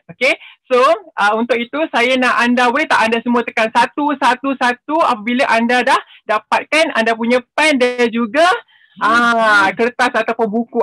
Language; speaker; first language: Malay; native; Malay